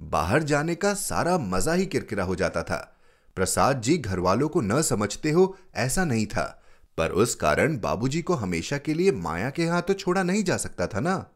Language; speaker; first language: Hindi; native; Hindi